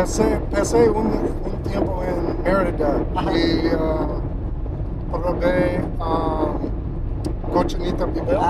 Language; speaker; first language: Spanish; non-native, learner; English